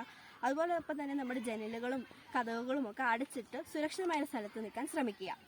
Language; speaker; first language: Malayalam; native; Malayalam